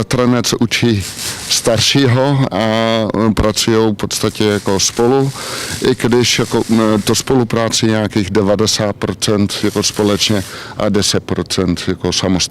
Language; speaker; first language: Czech; non-native, learner; Dutch